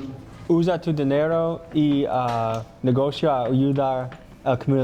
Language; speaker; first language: Spanish; non-native, learner; English